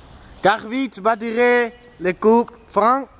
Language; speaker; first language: French; non-native, learner; Spanish